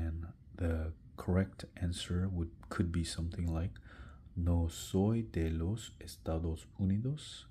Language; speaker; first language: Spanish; non-native, learner; English